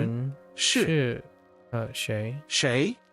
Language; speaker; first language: Chinese; non-native, learner; English